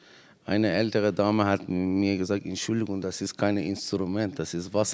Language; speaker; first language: German; non-native, fluent; Persian